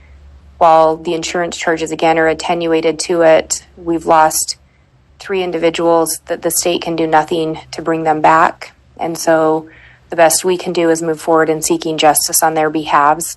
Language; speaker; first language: English; native; English